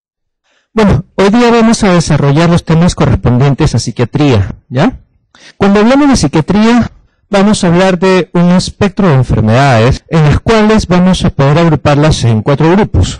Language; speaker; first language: Spanish; native; Spanish